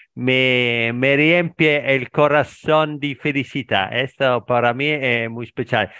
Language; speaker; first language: Spanish; non-native, learner; Italian